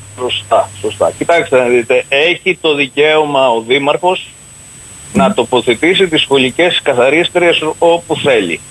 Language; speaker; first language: Greek; native; Greek